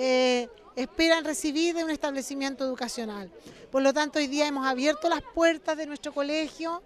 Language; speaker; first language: Spanish; native; Spanish